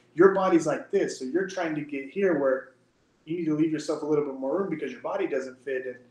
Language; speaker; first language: English; native; English